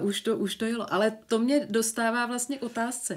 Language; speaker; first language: Czech; native; Czech